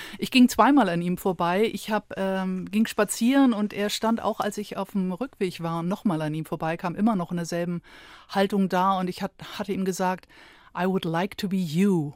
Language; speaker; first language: German; native; German